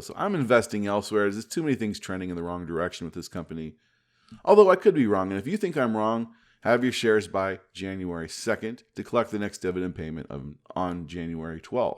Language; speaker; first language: English; native; English